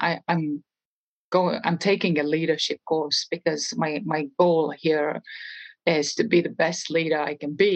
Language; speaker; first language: English; non-native, fluent; Estonian